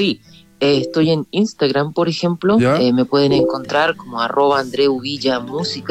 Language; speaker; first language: Spanish; native; Spanish